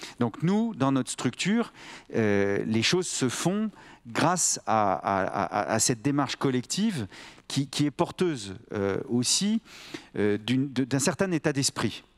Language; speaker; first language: French; native; French